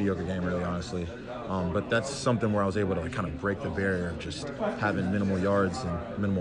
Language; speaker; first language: English; native; English